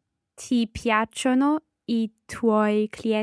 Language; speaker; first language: Italian; non-native, learner; English